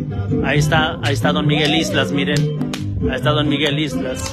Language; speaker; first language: Spanish; native; Spanish